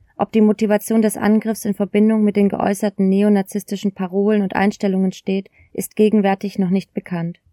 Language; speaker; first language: German; native; German